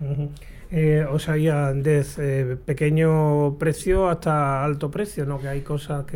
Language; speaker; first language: Spanish; native; Spanish